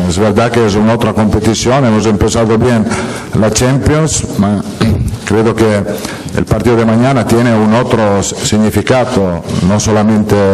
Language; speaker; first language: Spanish; non-native, fluent; Italian